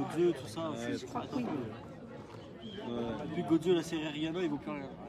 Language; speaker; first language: French; native; French